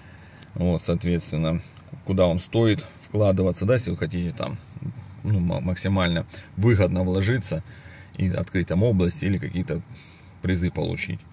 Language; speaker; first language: Russian; native; Russian